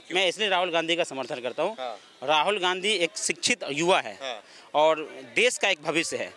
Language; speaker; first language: Hindi; native; Hindi